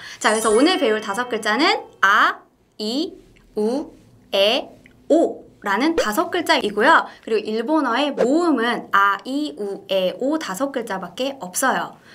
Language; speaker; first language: Korean; native; Korean